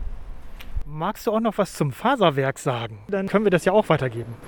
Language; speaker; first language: German; native; German